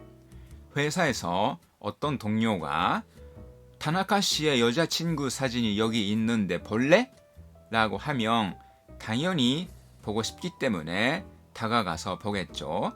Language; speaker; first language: Korean; non-native, fluent; Japanese